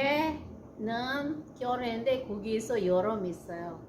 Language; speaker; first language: Korean; non-native, learner; Cebuano